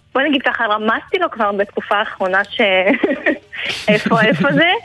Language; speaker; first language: Hebrew; non-native, fluent; Ukrainian